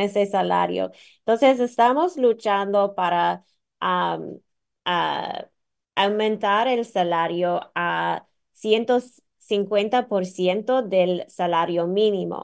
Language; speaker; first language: Spanish; non-native, fluent; English